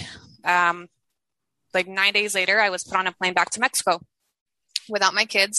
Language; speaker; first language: English; early bilingual, other home language; Spanish